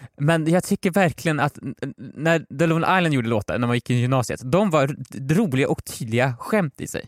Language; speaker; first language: Swedish; native; Swedish